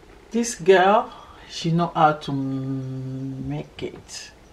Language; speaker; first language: English; non-native, learner; Lingala